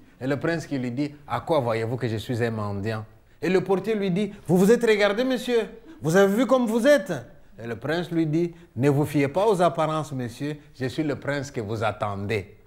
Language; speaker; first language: French; non-native, local second language; Luba-Lulua